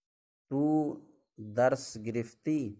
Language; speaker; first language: Persian; non-native, fluent; Urdu